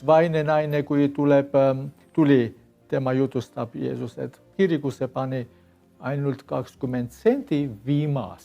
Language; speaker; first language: Estonian; non-native, learner; Armenian